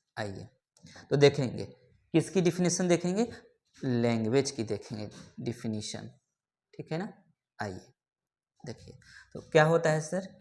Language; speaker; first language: Hindi; native; Hindi